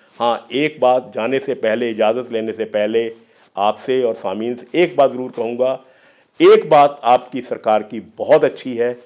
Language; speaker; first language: Hindi; non-native, local second language; Punjabi